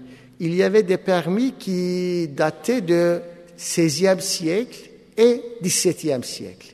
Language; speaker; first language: French; non-native, fluent; Turkish